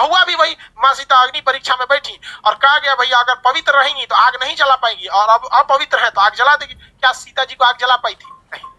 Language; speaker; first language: Hindi; native; Hindi